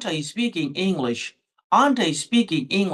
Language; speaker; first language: English; non-native, local second language; Hindi